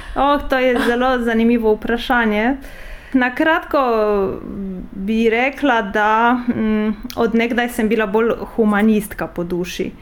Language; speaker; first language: Slovenian; non-native, fluent; Polish